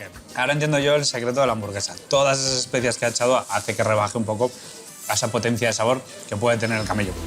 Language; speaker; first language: Spanish; native; Spanish